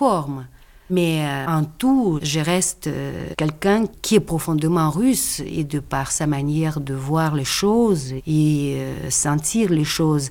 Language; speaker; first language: French; non-native, fluent; Russian